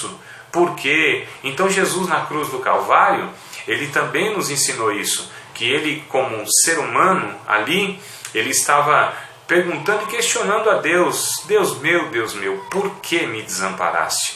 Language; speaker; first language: Portuguese; native; Portuguese